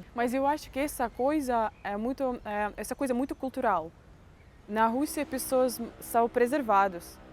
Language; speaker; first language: Portuguese; non-native, fluent; Russian